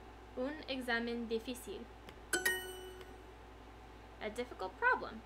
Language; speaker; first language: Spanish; non-native, learner; English